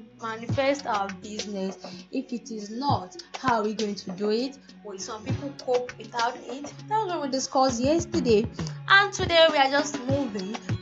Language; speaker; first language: English; non-native, local second language; Yoruba